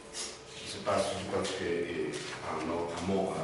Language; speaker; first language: French; non-native, learner; Spanish